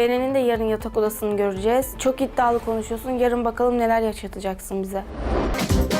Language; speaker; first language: Turkish; native; Turkish